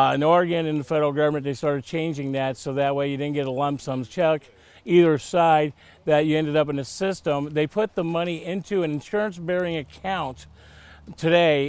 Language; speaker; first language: English; native; English